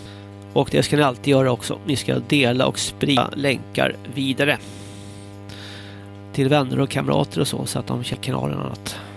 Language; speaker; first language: Swedish; native; Swedish